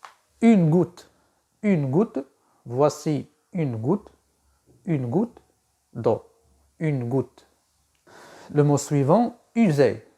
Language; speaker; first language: French; non-native, local second language; Arabic